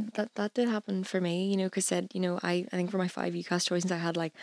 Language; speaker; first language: English; native; English